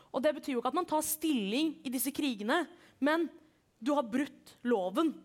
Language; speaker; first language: Norwegian; early bilingual, other home language; Kurdish